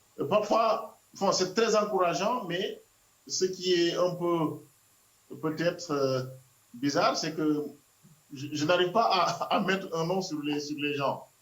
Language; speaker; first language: French; non-native, local second language; Wolof